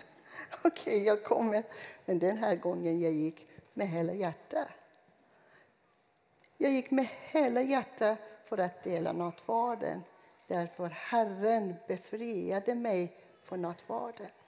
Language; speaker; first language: Swedish; non-native, fluent; Persian